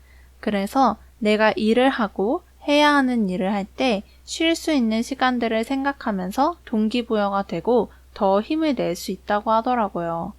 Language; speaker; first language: Korean; native; Korean